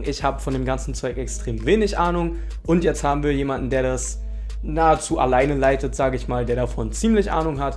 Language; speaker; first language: German; native; German